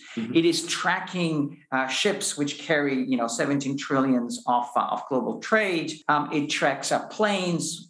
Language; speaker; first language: English; non-native, fluent; German